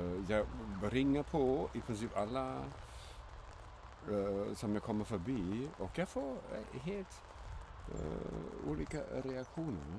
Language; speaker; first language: Swedish; non-native, fluent; German